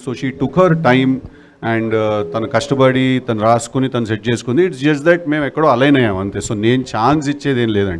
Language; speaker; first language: Telugu; native; Telugu